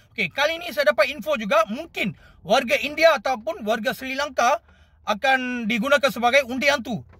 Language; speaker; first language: Malay; non-native, local second language; Tamil